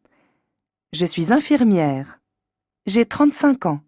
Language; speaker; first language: French; native; French